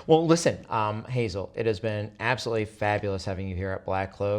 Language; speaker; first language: English; native; English